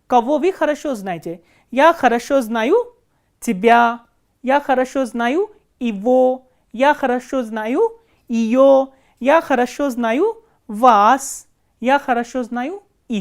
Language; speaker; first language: Russian; non-native, fluent; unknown